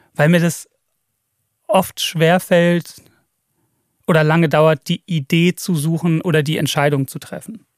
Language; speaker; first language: German; native; German